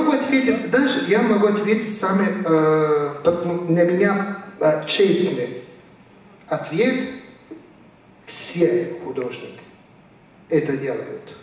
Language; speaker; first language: Russian; non-native, fluent; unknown